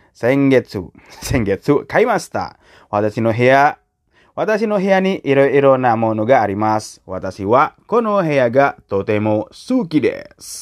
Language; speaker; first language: Japanese; non-native, learner; Indonesian